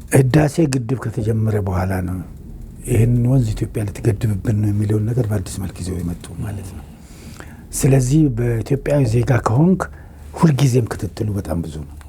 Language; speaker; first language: Amharic; non-native, local second language; Oromo